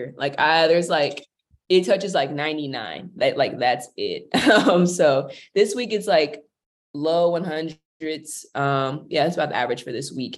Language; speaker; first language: English; native; English